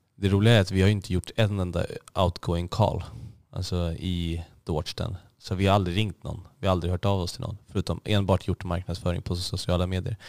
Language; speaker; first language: Swedish; native; Swedish